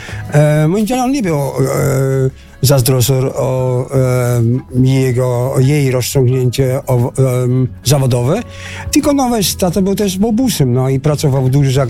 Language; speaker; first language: Polish; early bilingual, heritage; Dutch